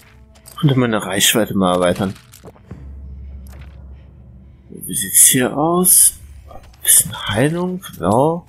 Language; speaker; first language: German; native; German